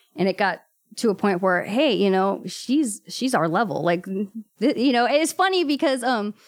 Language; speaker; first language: English; native; English